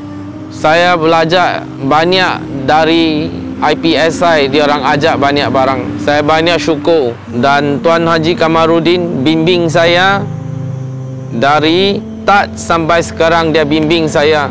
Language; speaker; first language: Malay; non-native, local second language; Min Nan Chinese